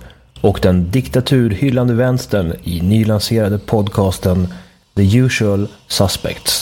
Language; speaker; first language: Swedish; native; Swedish